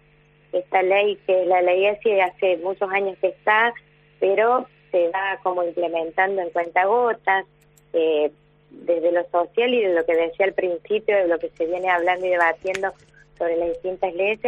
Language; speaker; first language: Spanish; native; Spanish